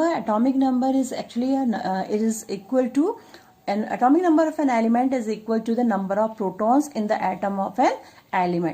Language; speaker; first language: English; non-native, local second language; Hindi